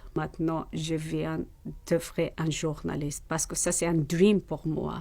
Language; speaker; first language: French; non-native, learner; Persian